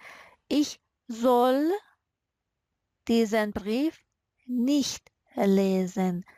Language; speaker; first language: German; non-native, fluent; Persian